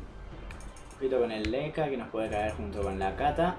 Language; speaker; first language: Spanish; native; Spanish